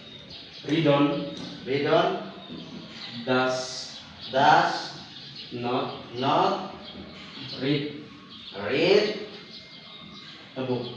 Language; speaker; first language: English; non-native, learner; Indonesian